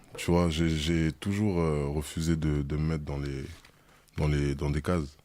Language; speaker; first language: French; native; French